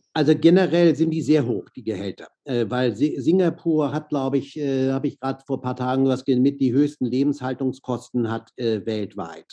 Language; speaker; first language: German; native; German